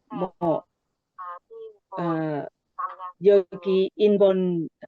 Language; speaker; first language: Korean; non-native, learner; Thai